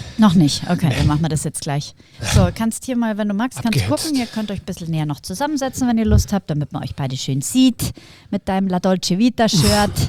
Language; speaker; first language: German; native; German